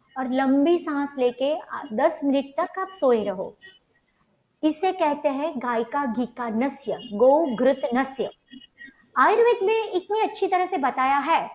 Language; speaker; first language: Hindi; non-native, local second language; Gujarati